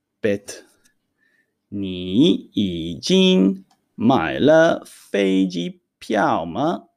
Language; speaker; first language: Chinese; non-native, fluent; Hebrew